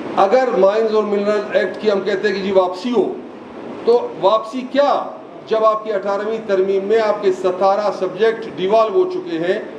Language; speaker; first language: Urdu; non-native, local second language; Baluchi